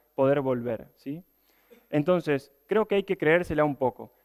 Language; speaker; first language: Spanish; native; Spanish